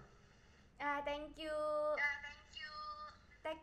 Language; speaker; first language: English; non-native, learner; Indonesian